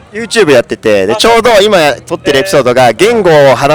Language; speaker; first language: Japanese; native; Japanese